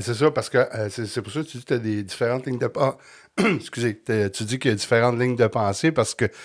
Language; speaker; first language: French; native; French